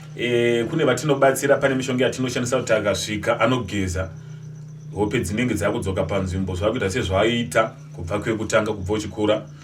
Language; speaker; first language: Shona; non-native, local second language; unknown